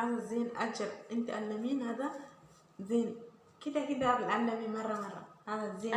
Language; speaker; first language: Arabic; non-native, learner; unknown